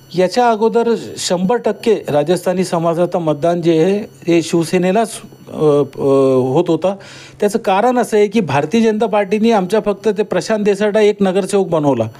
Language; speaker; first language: Marathi; non-native, local second language; Marwari